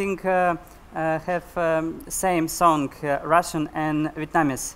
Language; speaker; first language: English; non-native, learner; Russian